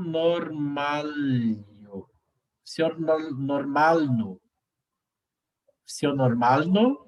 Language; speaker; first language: Russian; non-native, learner; Portuguese